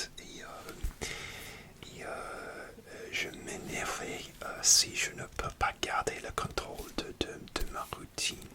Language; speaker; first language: French; non-native, learner; English